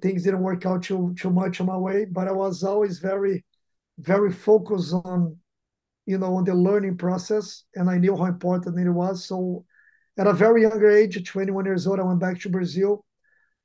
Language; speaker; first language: English; non-native, fluent; Portuguese